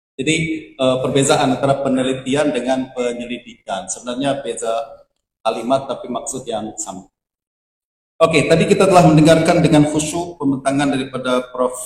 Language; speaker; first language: Indonesian; native; Indonesian